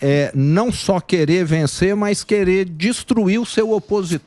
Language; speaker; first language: Portuguese; native; Portuguese